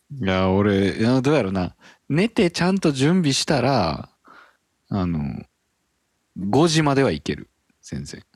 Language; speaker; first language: Japanese; early bilingual, heritage; Japanese